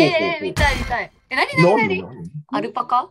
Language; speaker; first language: Japanese; native; Japanese